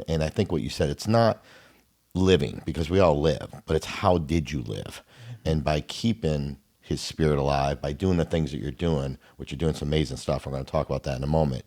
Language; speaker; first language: English; native; English